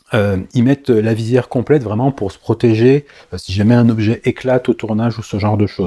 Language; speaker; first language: French; native; French